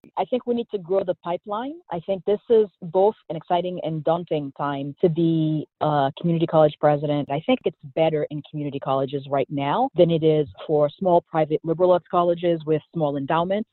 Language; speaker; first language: English; early bilingual, other home language; Haitian Creole